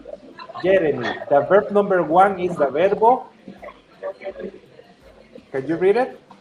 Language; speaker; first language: English; non-native, fluent; Spanish